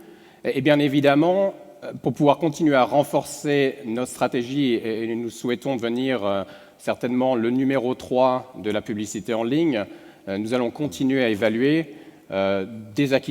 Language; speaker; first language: French; native; French